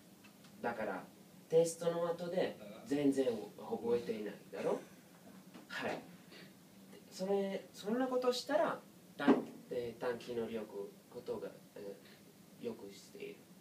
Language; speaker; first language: Japanese; non-native, learner; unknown